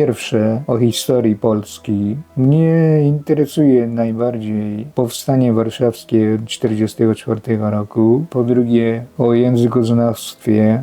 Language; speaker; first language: Polish; non-native, fluent; Japanese